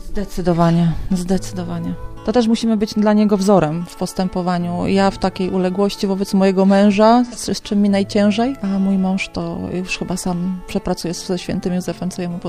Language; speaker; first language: Polish; native; Polish